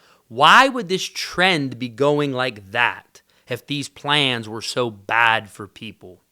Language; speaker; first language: English; native; English